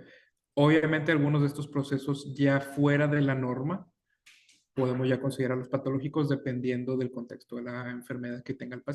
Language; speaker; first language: Spanish; native; Spanish